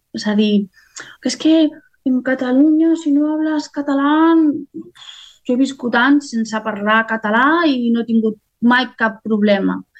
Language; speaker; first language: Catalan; non-native, local second language; Spanish